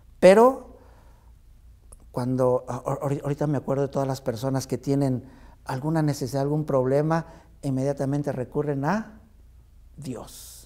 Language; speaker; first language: Spanish; native; Spanish